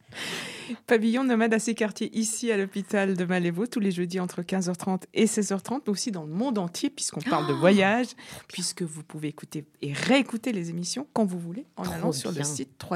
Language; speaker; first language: French; native; French